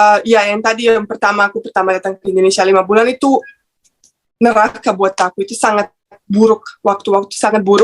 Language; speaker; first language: Indonesian; non-native, fluent; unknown